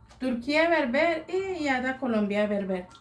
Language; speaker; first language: Turkish; non-native, learner; Spanish